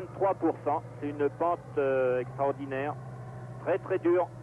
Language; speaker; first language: French; native; French